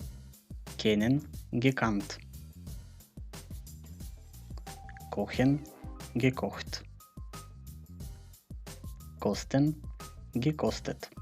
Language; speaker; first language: German; non-native, fluent; Macedonian